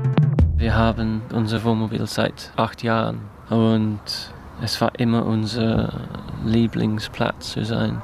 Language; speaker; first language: German; non-native, learner; English